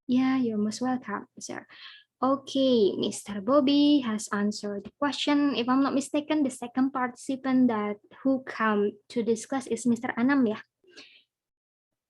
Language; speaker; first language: English; non-native, fluent; Indonesian